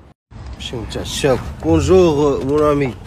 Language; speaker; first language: Arabic; native; Arabic